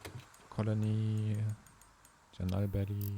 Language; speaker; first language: Japanese; non-native, learner; German